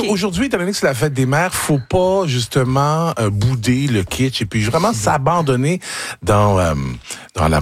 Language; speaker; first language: French; native; French